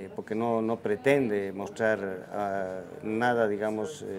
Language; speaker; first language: Spanish; native; Spanish